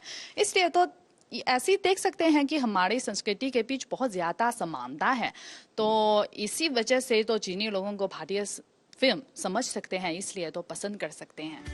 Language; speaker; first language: Hindi; non-native, learner; Chinese